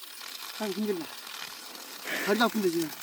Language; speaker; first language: Korean; native; Korean